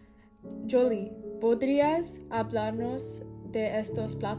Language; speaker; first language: Spanish; non-native, learner; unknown